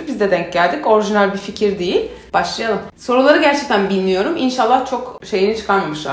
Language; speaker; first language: Turkish; native; Turkish